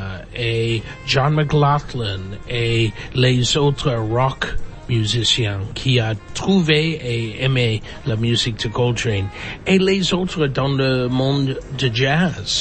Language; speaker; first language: French; non-native, fluent; English